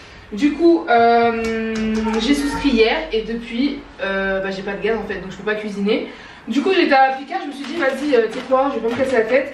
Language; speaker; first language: French; native; French